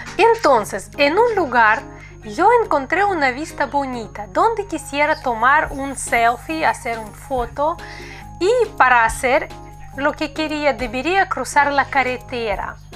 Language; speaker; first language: Spanish; non-native, fluent; Russian